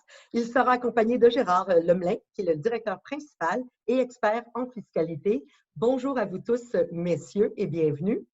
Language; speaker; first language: French; native; French